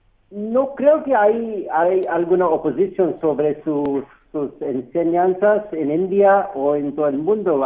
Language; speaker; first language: Spanish; non-native, fluent; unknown